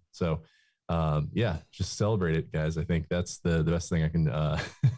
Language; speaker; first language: English; native; English